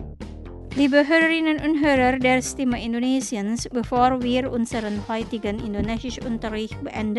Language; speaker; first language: German; non-native, fluent; Indonesian